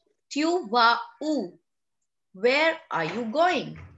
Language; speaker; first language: English; non-native, local second language; Hindi